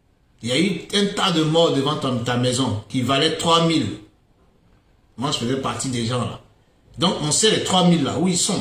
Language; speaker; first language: French; native; French